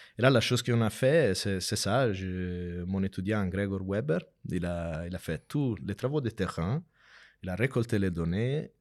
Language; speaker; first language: French; non-native, fluent; Italian